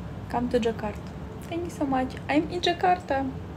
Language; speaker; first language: English; non-native, learner; Russian